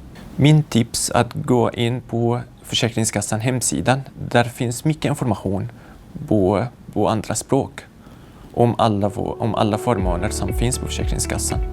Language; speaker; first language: Swedish; non-native, fluent; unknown